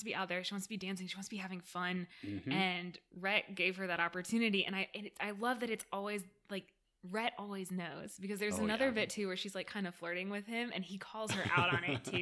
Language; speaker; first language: English; native; English